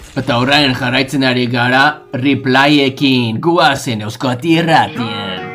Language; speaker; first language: Basque; non-native, learner; English